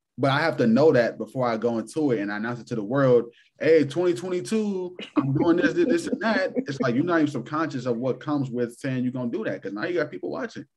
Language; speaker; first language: English; native; English